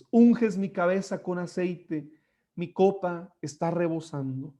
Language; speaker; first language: Spanish; native; Spanish